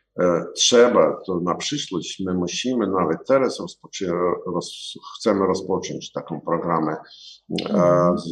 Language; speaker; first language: Polish; non-native, learner; Ukrainian